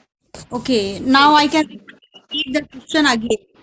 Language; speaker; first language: English; non-native, learner; Hindi